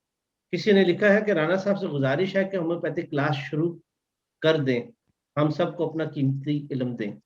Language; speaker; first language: Urdu; native; Urdu